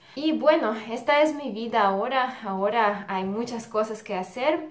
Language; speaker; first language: Spanish; non-native, fluent; Russian